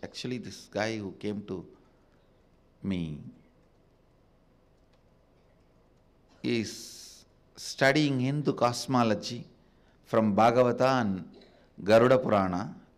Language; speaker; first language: English; non-native, local second language; Tamil